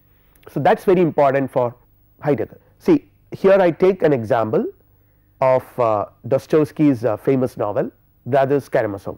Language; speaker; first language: English; non-native, local second language; Malayalam